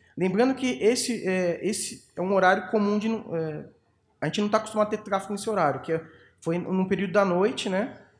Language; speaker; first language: Portuguese; native; Portuguese